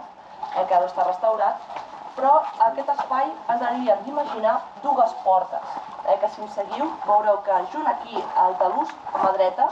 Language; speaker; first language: Catalan; native; Catalan